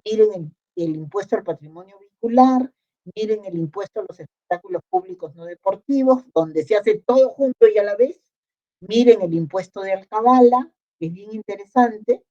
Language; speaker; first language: Spanish; native; Spanish